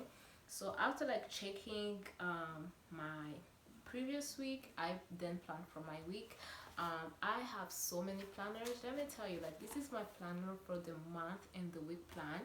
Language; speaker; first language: English; non-native, local second language; Kinyarwanda